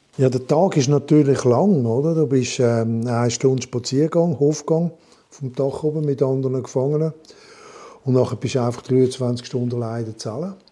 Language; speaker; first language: German; non-native, local second language; French